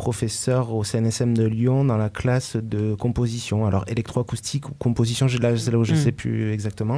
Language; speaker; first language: French; native; French